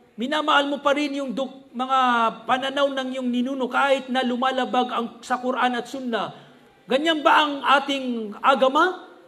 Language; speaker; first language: Filipino; non-native, local second language; Maranao